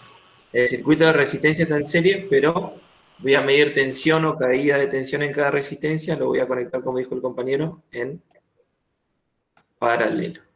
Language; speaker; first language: Spanish; native; Spanish